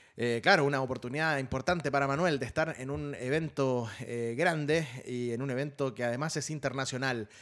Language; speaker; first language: Spanish; native; Spanish